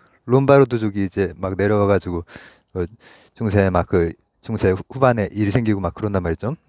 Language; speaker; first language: Korean; native; Korean